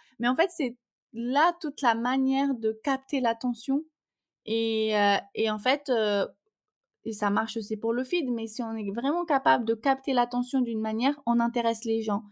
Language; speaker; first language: French; non-native, fluent; Portuguese